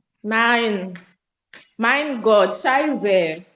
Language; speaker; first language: German; non-native, learner; Swahili